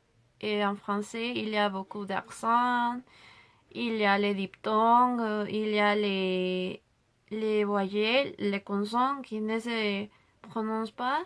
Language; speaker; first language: French; non-native, learner; Spanish